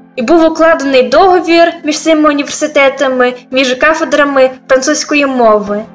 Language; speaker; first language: Ukrainian; native; Ukrainian